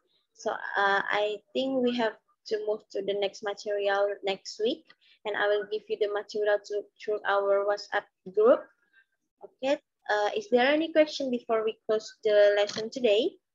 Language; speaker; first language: English; non-native, learner; Indonesian